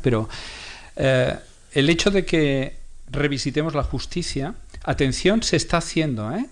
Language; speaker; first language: Spanish; non-native, local second language; Catalan